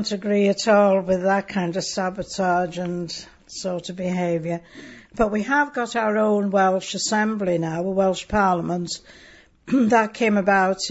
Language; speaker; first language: English; non-native, local second language; Welsh